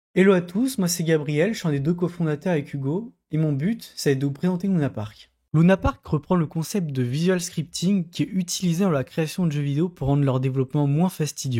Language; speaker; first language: French; native; French